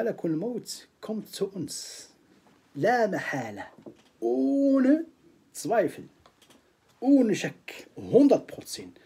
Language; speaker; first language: German; non-native, fluent; Arabic